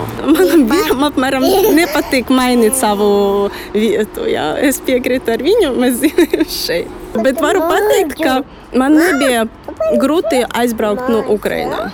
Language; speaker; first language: Latvian; non-native, learner; Russian